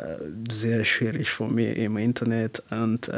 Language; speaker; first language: German; non-native, learner; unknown